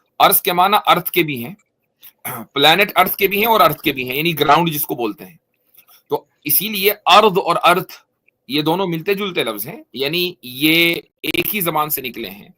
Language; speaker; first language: Urdu; native; Urdu